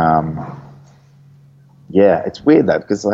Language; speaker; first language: English; native; English